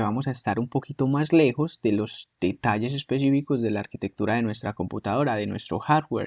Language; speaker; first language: Spanish; native; Spanish